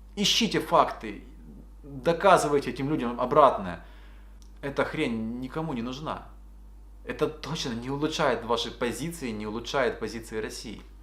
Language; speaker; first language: Russian; native; Russian